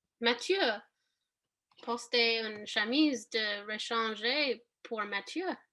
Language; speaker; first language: French; non-native, learner; English